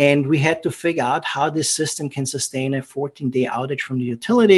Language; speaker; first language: English; non-native, fluent; German